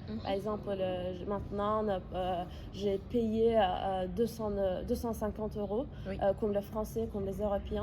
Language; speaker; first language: French; non-native, fluent; Azerbaijani